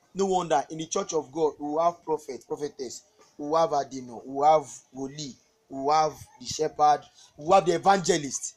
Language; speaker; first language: English; non-native, local second language; Yoruba